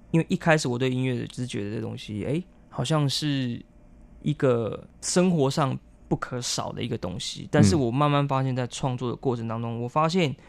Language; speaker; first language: Chinese; non-native, local second language; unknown